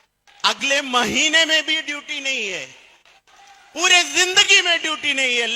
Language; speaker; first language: Hindi; non-native, fluent; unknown